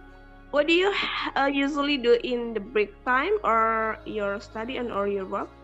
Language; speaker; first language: English; non-native, learner; Indonesian